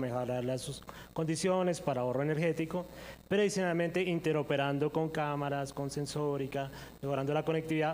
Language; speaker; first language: Spanish; native; Spanish